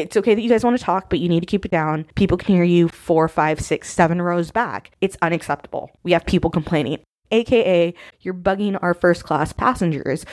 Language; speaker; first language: English; early bilingual, other home language; Spanish